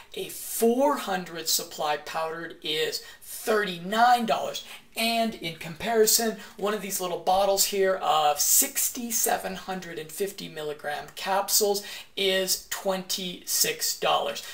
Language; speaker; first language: English; native; English